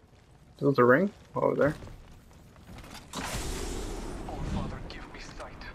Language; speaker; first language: English; native; English